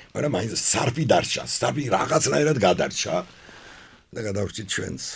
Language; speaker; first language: Georgian; non-native, local second language; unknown